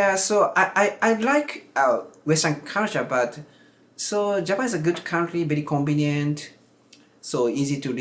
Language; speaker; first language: English; non-native, learner; Japanese